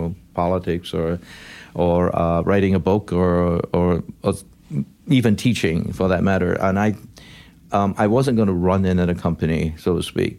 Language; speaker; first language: English; non-native, local second language; Cantonese